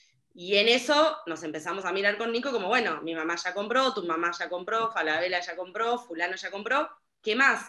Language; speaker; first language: Spanish; native; Spanish